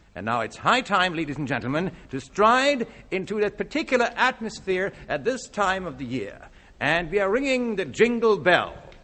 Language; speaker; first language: English; non-native, fluent; Dutch